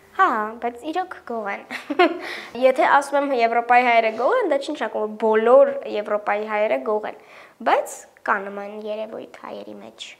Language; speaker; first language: Armenian; native; Armenian